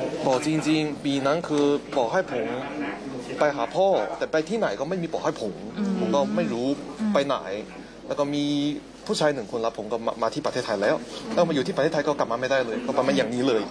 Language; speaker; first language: Thai; non-native, learner; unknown